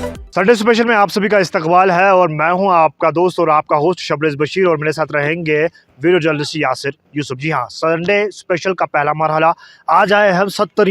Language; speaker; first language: Hindi; non-native, local second language; Kashmiri